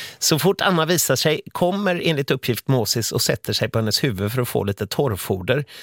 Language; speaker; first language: Swedish; native; Swedish